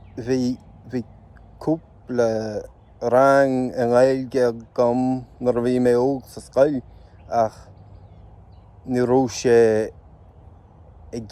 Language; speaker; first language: Irish; non-native, local second language; English